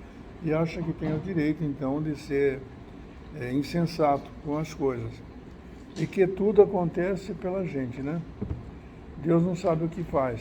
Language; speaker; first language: Portuguese; native; Portuguese